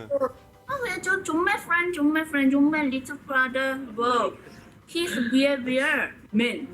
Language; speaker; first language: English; non-native, learner; Korean